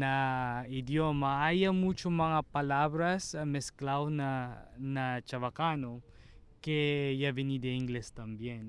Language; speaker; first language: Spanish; non-native, learner; Chavacano